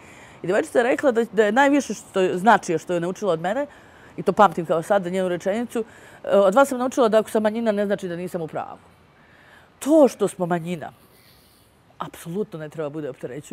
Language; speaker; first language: Serbian; native; Serbian